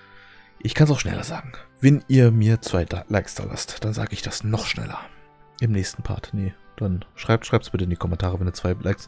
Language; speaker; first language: German; native; German